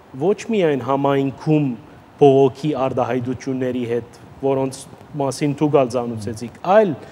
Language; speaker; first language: Armenian; early bilingual, heritage; Armenian